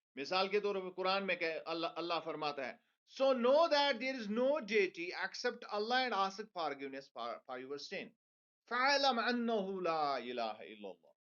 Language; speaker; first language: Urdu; non-native, local second language; Kashmiri